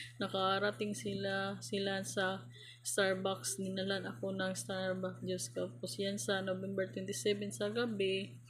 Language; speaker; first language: Filipino; non-native, local second language; Cebuano